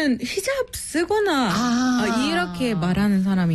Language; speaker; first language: Korean; non-native, fluent; Arabic